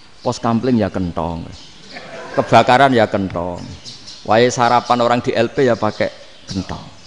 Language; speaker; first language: Indonesian; non-native, local second language; Javanese